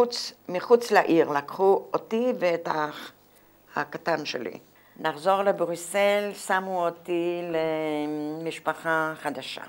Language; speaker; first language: Hebrew; non-native, fluent; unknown